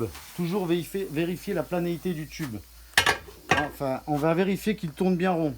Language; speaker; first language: French; native; French